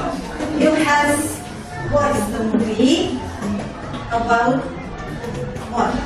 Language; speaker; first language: English; non-native, learner; Indonesian